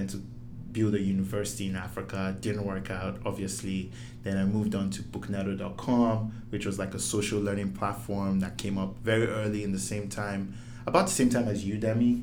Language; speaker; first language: English; non-native, local second language; Yoruba